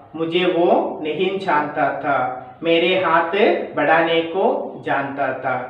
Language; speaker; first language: Hindi; non-native, local second language; Malayalam